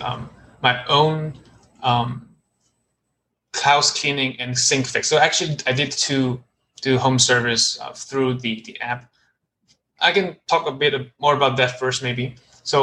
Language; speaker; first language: English; non-native, local second language; Cantonese